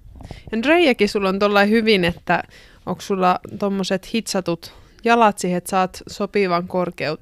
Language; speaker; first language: Finnish; native; Finnish